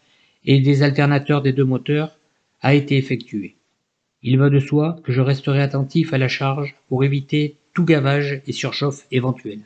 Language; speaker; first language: French; native; French